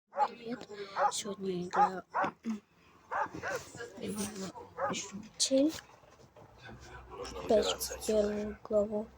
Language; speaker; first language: Russian; native; Russian